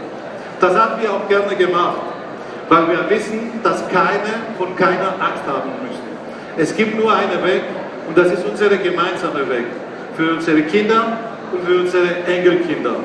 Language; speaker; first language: German; non-native, fluent; Greek